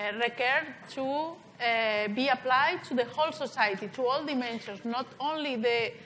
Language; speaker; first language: English; non-native, fluent; Spanish